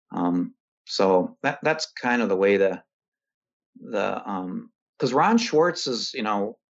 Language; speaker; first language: English; native; English